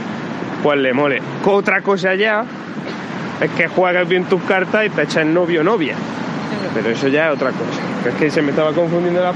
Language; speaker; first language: Spanish; native; Spanish